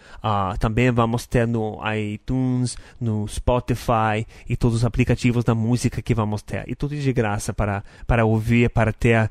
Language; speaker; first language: Portuguese; non-native, learner; English